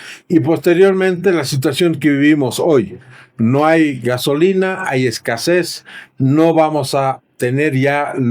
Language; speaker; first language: Spanish; native; Spanish